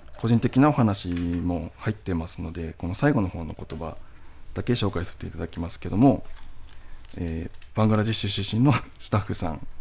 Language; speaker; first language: Japanese; native; Japanese